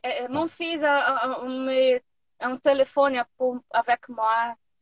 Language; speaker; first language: French; non-native, learner; Portuguese